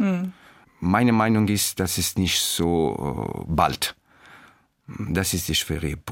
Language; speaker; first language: German; non-native, learner; Persian